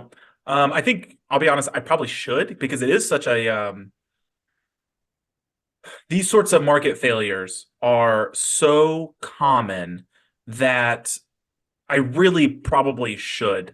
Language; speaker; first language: English; native; English